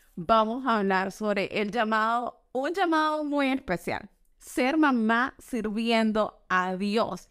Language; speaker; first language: Spanish; native; Spanish